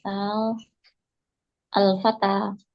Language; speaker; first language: Arabic; non-native, learner; Indonesian